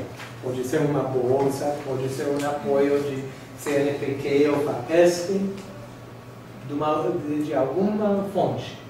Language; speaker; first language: Portuguese; non-native, fluent; English